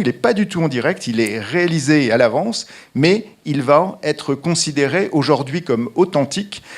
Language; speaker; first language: French; native; French